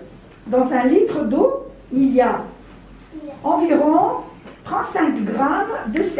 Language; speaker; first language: French; non-native, local second language; Arabic